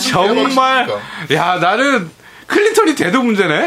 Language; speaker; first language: Korean; native; Korean